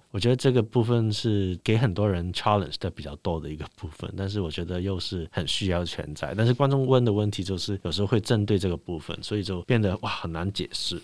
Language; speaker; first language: Chinese; non-native, local second language; Cantonese